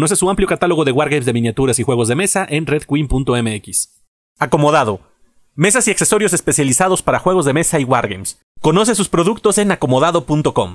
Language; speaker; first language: Spanish; native; Spanish